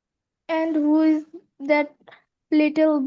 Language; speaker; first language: English; non-native, learner; Bangla